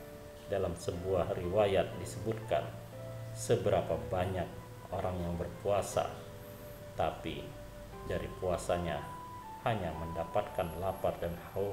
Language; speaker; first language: Indonesian; native; Indonesian